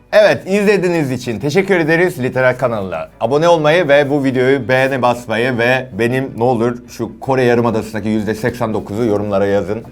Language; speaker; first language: Turkish; non-native, fluent; Korean